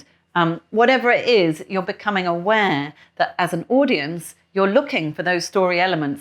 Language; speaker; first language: English; native; English